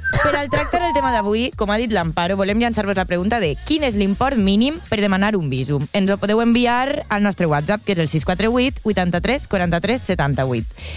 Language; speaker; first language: Catalan; native; Catalan